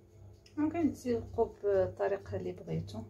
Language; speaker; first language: Arabic; native; Arabic